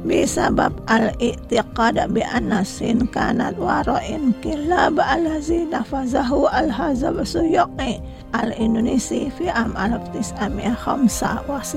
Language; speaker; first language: Arabic; non-native, fluent; Indonesian